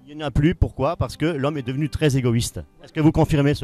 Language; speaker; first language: French; native; French